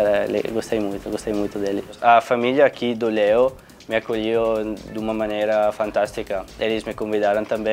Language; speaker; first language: Portuguese; non-native, fluent; Italian